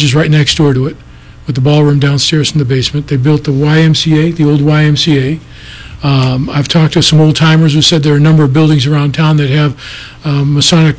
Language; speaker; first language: English; non-native, local second language; Greek